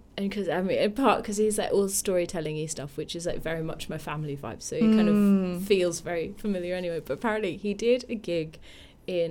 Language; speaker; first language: English; native; English